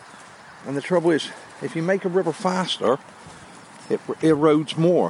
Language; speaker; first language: English; native; English